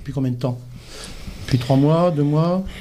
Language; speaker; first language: French; native; French